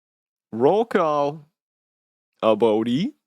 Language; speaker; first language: English; native; English